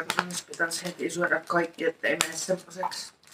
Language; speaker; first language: Finnish; native; Finnish